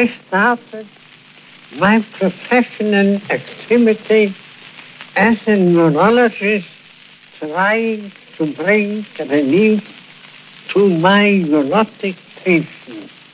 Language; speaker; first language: English; non-native, fluent; German